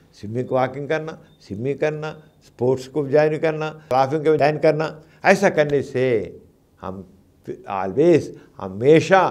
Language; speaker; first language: Hindi; non-native, local second language; Telugu